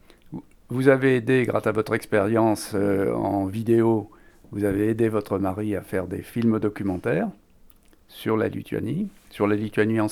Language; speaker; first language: French; native; French